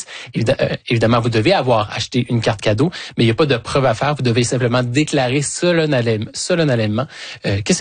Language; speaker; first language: French; native; French